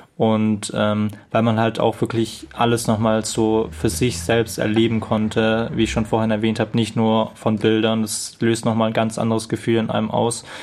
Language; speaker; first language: German; native; German